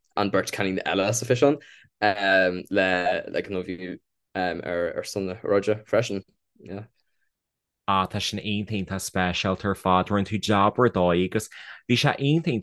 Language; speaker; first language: Irish; non-native, local second language; English